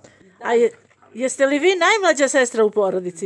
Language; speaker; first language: Bosnian; native; Bosnian